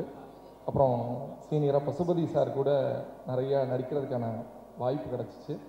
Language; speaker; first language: Tamil; native; Tamil